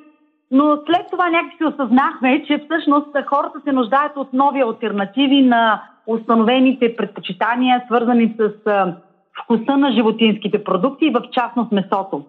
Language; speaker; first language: Bulgarian; native; Bulgarian